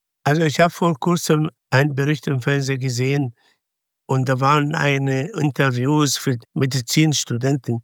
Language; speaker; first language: German; non-native, fluent; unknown